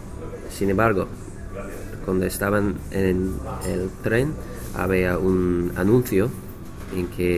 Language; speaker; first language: Spanish; non-native, learner; English